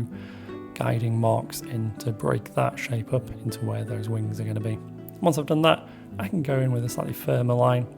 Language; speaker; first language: English; native; English